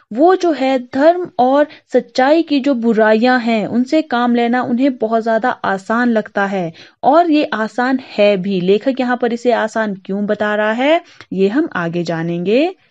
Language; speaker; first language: Hindi; native; Hindi